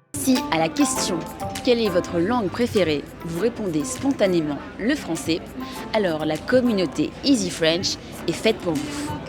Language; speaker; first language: French; native; French